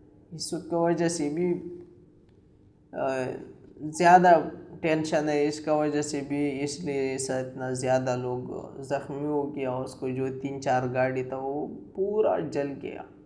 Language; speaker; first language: Hindi; non-native, local second language; Pashto